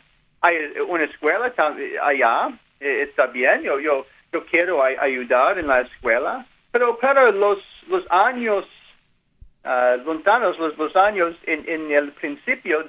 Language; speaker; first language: Spanish; non-native, learner; English